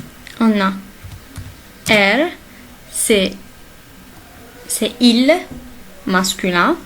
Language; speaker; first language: French; non-native, local second language; Arabic